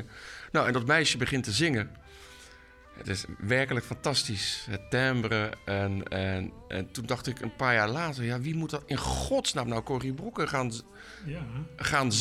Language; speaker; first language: Dutch; native; Dutch